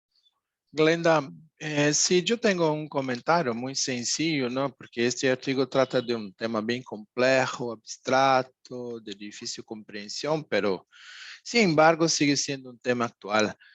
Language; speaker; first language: Spanish; non-native, fluent; Portuguese